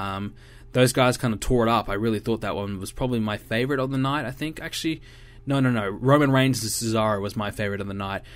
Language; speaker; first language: English; native; English